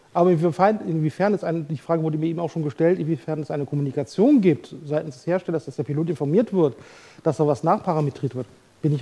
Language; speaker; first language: German; native; German